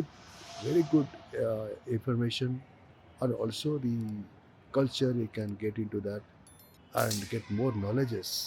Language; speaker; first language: English; non-native, local second language; Hindi